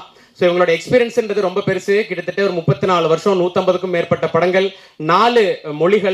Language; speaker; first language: Tamil; native; Tamil